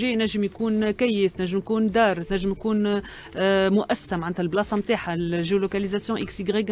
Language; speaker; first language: Arabic; native; Arabic